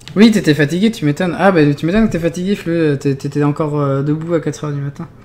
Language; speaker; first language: French; native; French